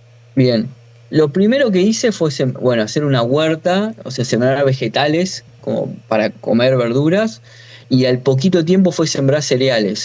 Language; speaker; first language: Spanish; native; Spanish